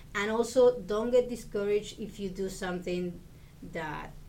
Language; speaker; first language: English; non-native, fluent; Spanish